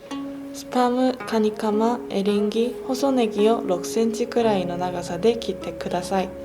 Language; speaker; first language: Japanese; non-native, fluent; Korean